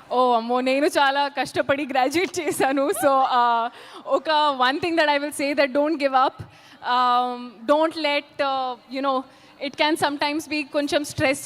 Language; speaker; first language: Telugu; non-native, learner; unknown